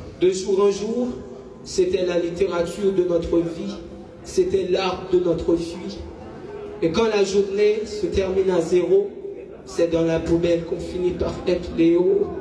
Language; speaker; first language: French; non-native, local second language; Haitian Creole